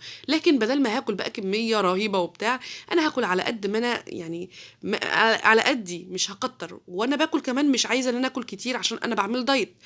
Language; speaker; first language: Arabic; native; Arabic